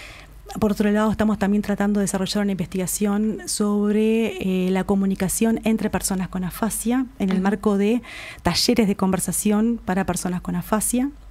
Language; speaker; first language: Spanish; native; Spanish